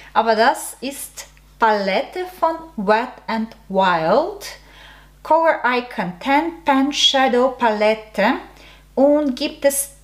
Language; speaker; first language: German; non-native, learner; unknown